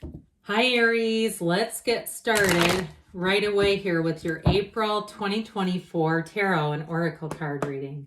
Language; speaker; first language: English; native; English